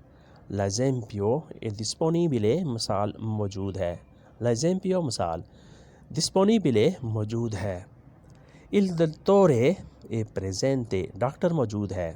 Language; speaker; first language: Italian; non-native, learner; Urdu